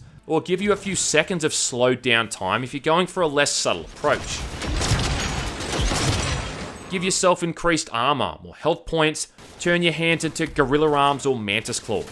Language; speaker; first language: English; native; English